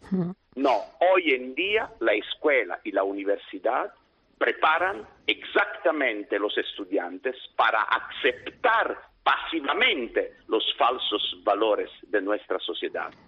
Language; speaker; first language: Spanish; non-native, fluent; Italian